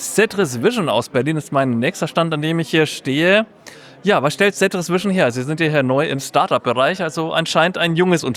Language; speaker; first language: German; native; German